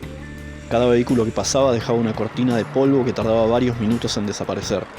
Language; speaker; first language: Spanish; native; Spanish